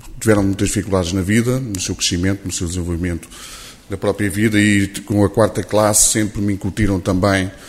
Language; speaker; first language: Portuguese; native; Portuguese